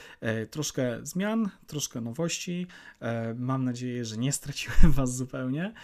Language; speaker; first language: Polish; native; Polish